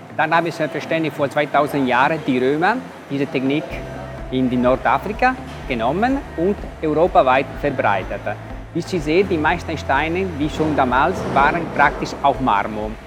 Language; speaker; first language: German; non-native, learner; Italian